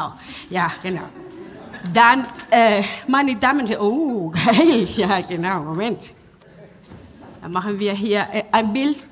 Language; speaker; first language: German; non-native, fluent; Spanish